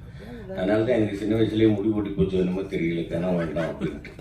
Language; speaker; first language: Tamil; native; Tamil